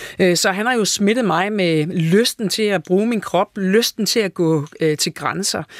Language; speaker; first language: Danish; native; Danish